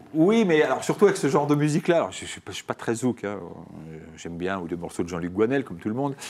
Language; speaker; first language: French; native; French